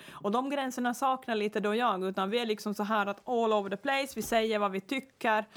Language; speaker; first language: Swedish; native; Swedish